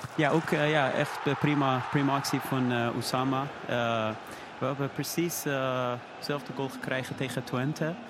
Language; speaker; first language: Dutch; non-native, learner; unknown